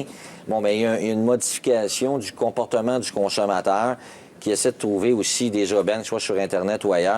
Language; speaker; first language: French; native; French